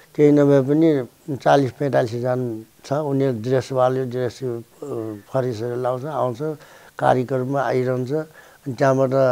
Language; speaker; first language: Nepali; non-native, local second language; Newari